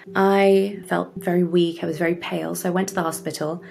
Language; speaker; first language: English; native; English